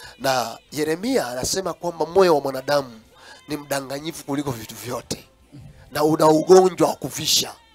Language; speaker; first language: Swahili; non-native, local second language; Kamba